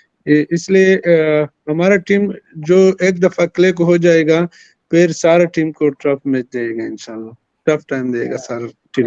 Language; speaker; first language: Hindi; non-native, fluent; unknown